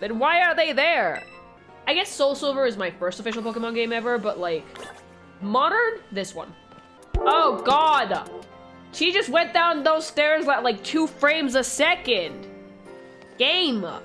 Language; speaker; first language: English; early bilingual, other home language; Spanish